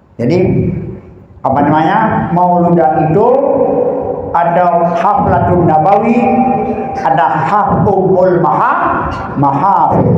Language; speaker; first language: Malay; non-native, local second language; Achinese